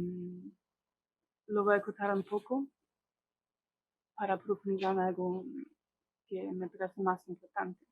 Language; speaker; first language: Spanish; non-native, fluent; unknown